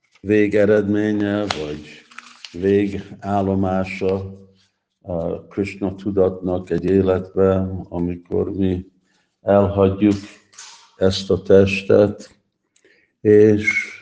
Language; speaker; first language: Hungarian; early bilingual, heritage; Hungarian